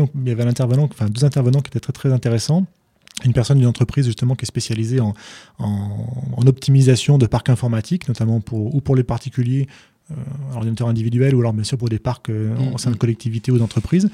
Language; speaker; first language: French; native; French